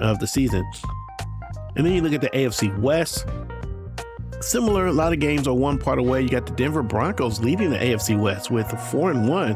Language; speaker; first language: English; native; English